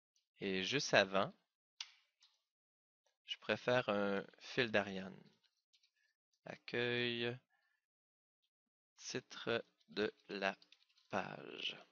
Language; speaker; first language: French; native; French